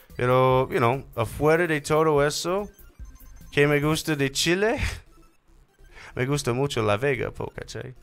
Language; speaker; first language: Spanish; non-native, learner; English